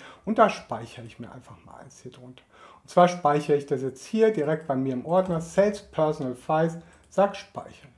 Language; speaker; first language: German; native; German